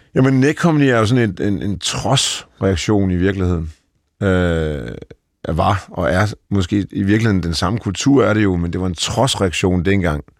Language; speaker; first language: Danish; early bilingual, other home language; Polish